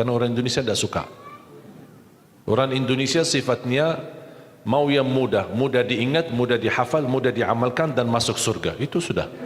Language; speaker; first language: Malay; non-native, fluent; Arabic